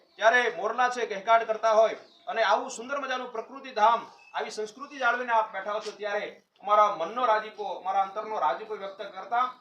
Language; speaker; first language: Gujarati; native; Gujarati